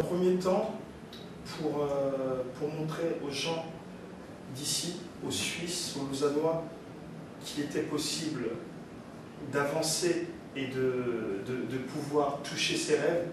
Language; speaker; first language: French; early bilingual, other home language; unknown